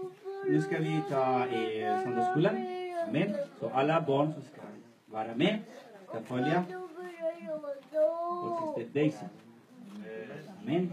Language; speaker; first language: Swedish; non-native, fluent; Spanish